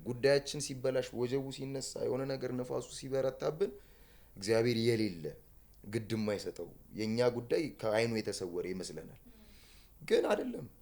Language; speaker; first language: Amharic; native; Amharic